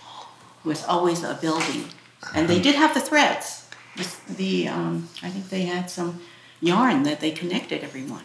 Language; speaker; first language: English; early bilingual, other home language; Chinese